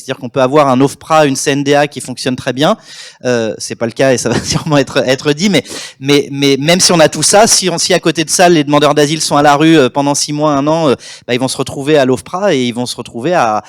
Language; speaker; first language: French; native; French